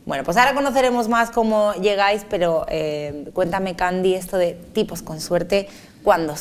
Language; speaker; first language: Spanish; native; Spanish